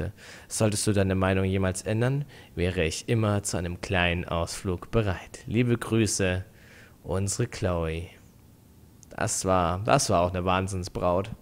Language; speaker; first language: German; native; German